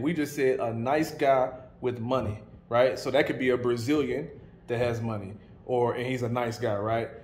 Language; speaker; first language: English; native; English